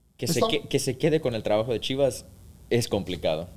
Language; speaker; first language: Spanish; early bilingual, heritage; Spanish